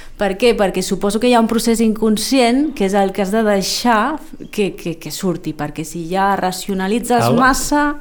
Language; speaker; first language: Catalan; native; Catalan